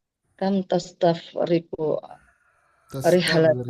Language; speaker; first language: Arabic; non-native, learner; Indonesian